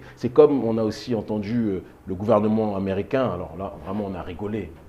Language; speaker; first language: French; native; French